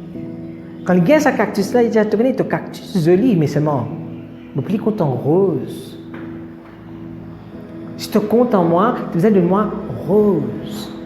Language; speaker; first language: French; non-native, learner; Morisyen